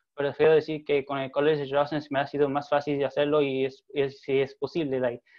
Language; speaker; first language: Spanish; early bilingual, heritage; Spanish